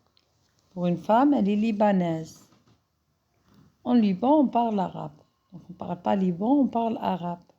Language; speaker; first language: French; non-native, fluent; Arabic